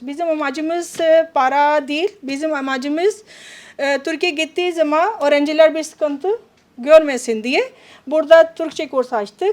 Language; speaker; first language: Turkish; non-native, fluent; Urdu